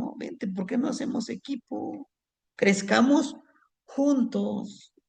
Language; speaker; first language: Spanish; native; Spanish